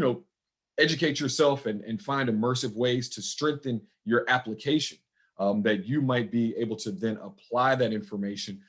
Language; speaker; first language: English; native; English